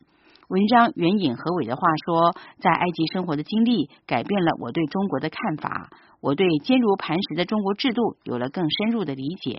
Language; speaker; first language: Chinese; native; Chinese